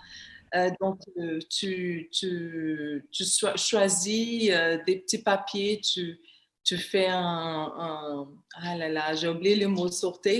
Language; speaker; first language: French; non-native, fluent; Portuguese